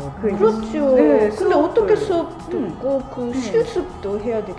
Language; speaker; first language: Korean; non-native, fluent; Japanese